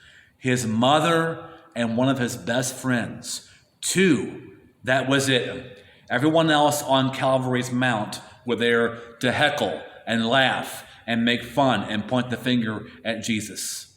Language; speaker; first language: English; native; English